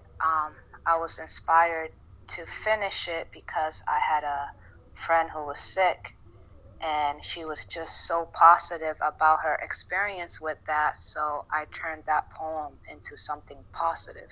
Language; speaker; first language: English; non-native, fluent; Spanish